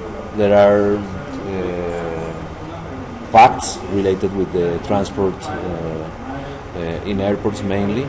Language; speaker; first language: English; non-native, learner; Spanish